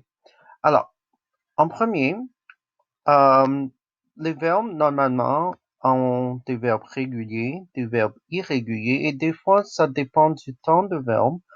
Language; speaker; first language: French; non-native, local second language; English